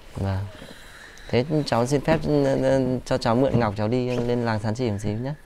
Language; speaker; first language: Vietnamese; native; Vietnamese